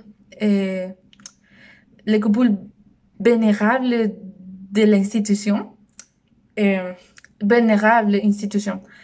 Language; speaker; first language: French; non-native, learner; Spanish